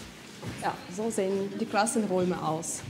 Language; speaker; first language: German; non-native, fluent; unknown